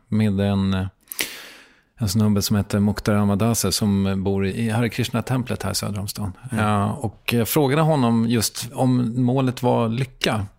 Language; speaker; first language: Swedish; native; Swedish